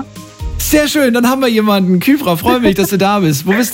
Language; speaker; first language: German; native; German